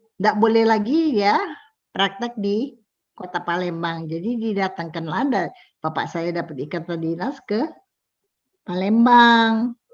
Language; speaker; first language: Indonesian; native; Indonesian